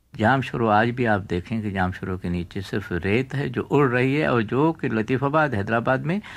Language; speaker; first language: Urdu; non-native, local second language; Sindhi